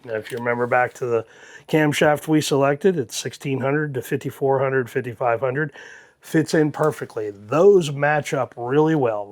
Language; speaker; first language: English; native; English